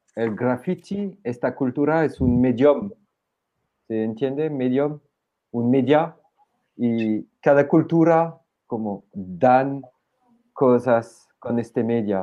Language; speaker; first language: Spanish; non-native, fluent; French